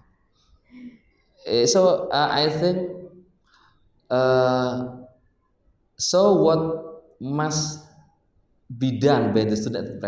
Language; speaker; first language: English; non-native, learner; Indonesian